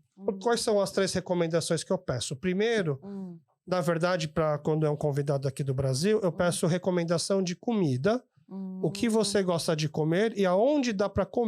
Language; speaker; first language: Portuguese; early bilingual, other home language; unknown